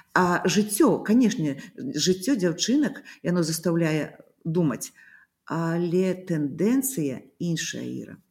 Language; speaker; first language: Belarusian; native; Belarusian